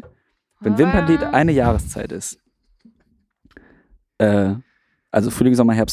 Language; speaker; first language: German; native; German